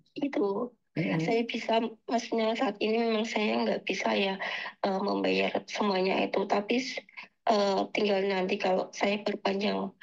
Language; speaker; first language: Indonesian; native; Indonesian